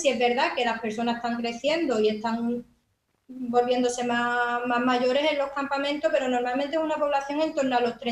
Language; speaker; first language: Spanish; native; Spanish